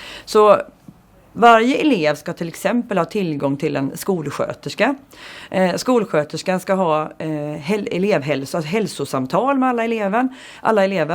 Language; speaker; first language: Swedish; native; Swedish